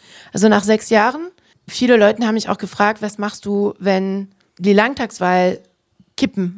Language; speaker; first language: German; non-native, fluent; French